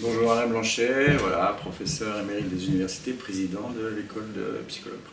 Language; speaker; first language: French; native; French